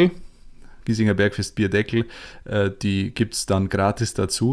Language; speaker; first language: German; native; German